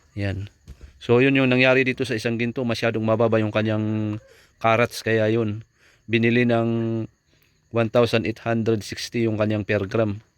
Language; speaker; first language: Filipino; native; Filipino